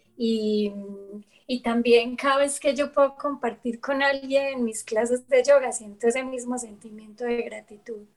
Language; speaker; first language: Spanish; native; Spanish